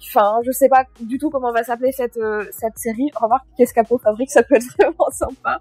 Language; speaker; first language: French; native; French